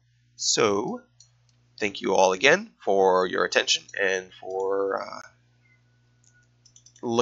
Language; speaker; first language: English; native; English